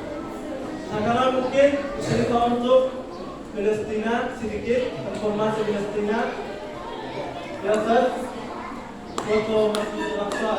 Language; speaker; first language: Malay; non-native, learner; Arabic